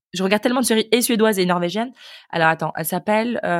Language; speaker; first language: French; native; French